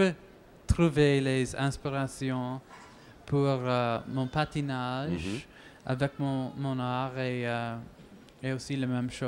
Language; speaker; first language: French; non-native, local second language; English